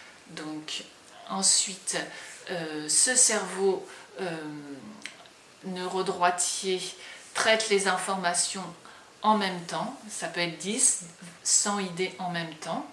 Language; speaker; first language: French; native; French